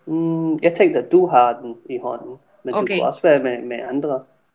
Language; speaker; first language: Danish; non-native, fluent; English